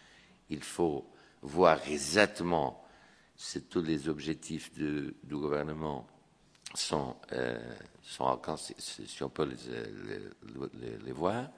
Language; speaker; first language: French; non-native, fluent; Portuguese